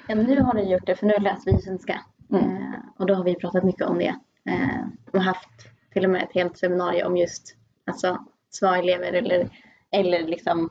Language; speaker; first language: Swedish; native; Swedish